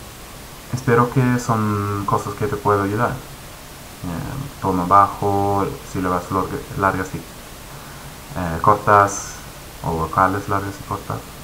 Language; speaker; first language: Spanish; non-native, fluent; Swedish